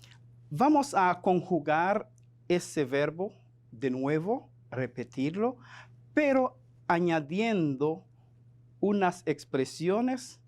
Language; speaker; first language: Spanish; non-native, fluent; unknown